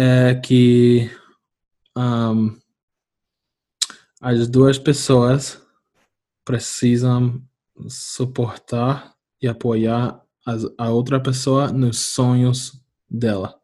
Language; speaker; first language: Portuguese; non-native, fluent; English